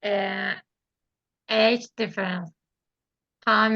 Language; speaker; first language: English; non-native, learner; Turkish